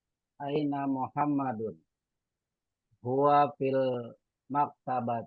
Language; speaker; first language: Arabic; non-native, learner; Indonesian